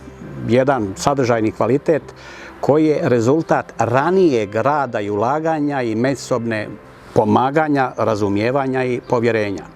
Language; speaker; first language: Croatian; native; Croatian